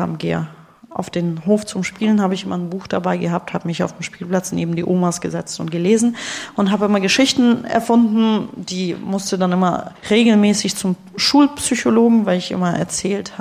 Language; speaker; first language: German; early bilingual, other home language; Russian